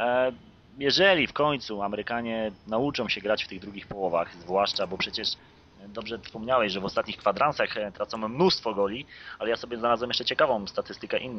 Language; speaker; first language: Polish; native; Polish